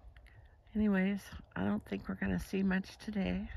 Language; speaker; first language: English; native; English